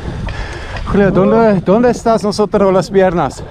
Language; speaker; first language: Spanish; non-native, learner; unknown